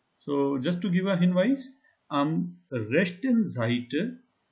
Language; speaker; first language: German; non-native, learner; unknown